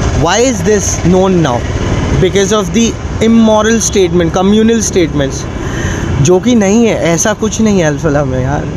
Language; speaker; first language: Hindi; non-native, local second language; Manipuri